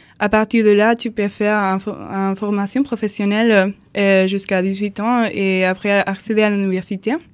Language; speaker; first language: French; non-native, learner; Spanish